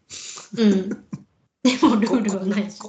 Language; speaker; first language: Japanese; native; Japanese